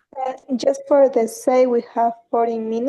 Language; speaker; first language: English; non-native, learner; Spanish